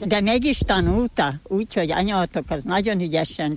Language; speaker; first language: Hungarian; native; Hungarian